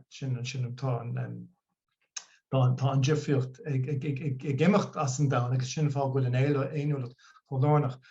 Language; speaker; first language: Irish; non-native, local second language; English